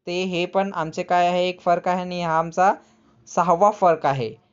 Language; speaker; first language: Marathi; non-native, local second language; Hindi